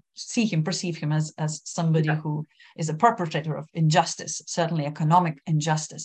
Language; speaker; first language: English; non-native, fluent; Lithuanian